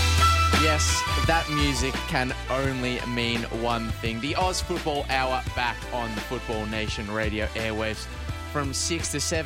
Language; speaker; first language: English; native; English